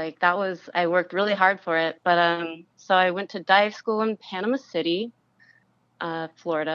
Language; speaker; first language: English; native; English